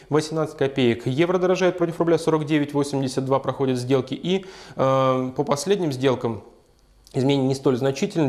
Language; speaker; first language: Russian; native; Russian